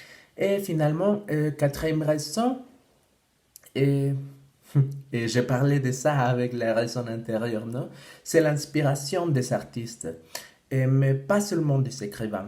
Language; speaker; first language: French; non-native, fluent; Spanish